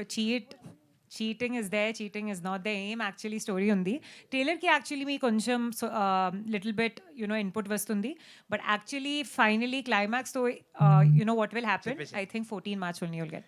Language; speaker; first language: Telugu; non-native, learner; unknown